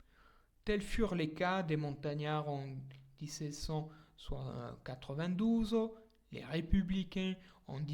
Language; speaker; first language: French; native; French